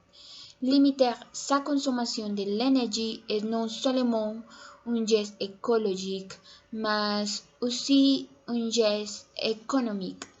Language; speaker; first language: French; non-native, learner; Spanish